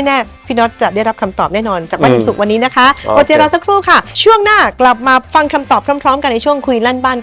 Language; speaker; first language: Thai; native; Thai